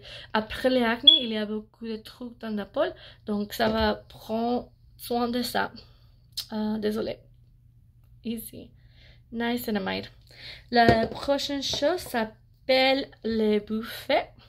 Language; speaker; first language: French; non-native, learner; English